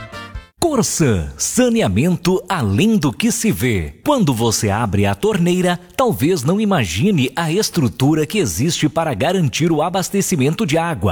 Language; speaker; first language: Portuguese; native; Portuguese